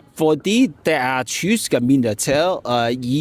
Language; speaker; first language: Danish; non-native, learner; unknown